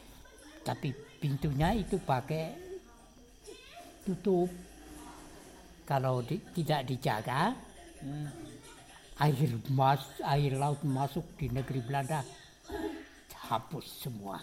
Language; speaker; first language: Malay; non-native, local second language; Javanese